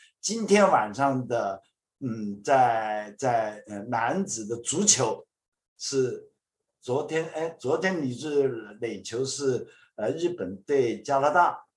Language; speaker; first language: Chinese; native; Chinese